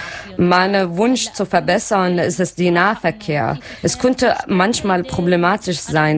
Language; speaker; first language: German; non-native, learner; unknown